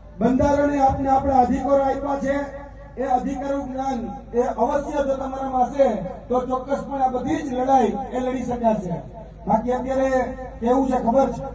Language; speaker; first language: Gujarati; native; Gujarati